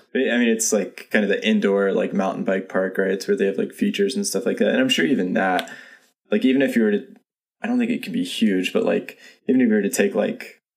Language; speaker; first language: English; native; English